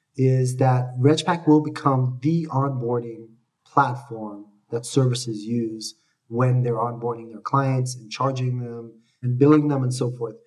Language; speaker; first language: English; native; English